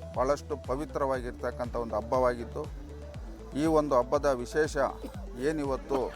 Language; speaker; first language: Kannada; native; Kannada